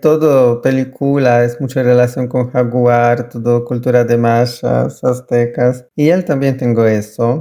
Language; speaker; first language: Spanish; non-native, learner; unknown